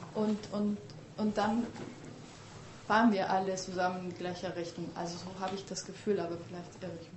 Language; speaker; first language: German; non-native, fluent; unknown